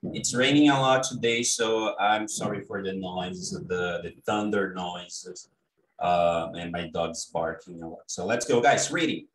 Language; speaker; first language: English; non-native, fluent; Portuguese